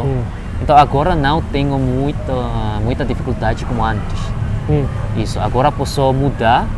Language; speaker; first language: Portuguese; non-native, learner; Javanese